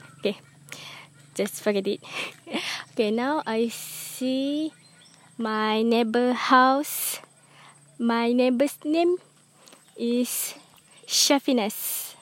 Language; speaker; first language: English; non-native, learner; Malay